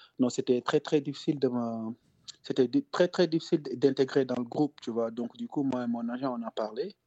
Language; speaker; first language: French; non-native, local second language; Wolof